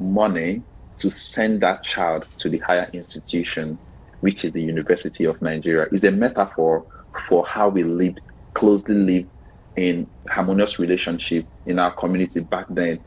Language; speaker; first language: English; non-native, local second language; Igbo